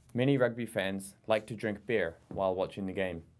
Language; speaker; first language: English; native; English